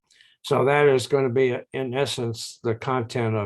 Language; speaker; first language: English; native; English